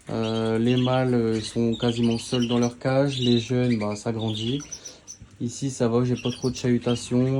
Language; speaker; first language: French; native; French